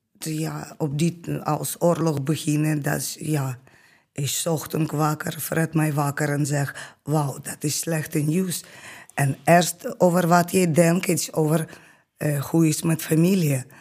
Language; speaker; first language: Dutch; non-native, learner; Ukrainian